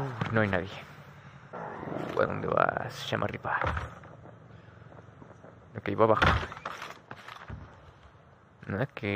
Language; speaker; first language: Spanish; native; Spanish